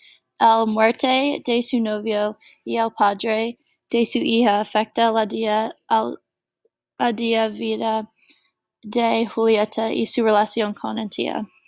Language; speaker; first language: Spanish; non-native, learner; English